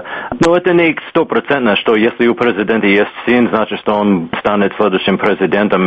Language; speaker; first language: Russian; non-native, fluent; English